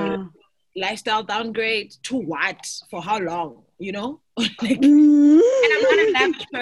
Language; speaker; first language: English; non-native, local second language; Xhosa